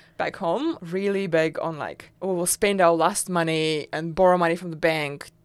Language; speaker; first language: English; non-native, fluent; Russian